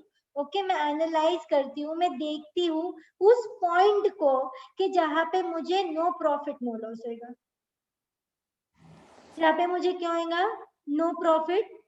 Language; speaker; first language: Hindi; native; Hindi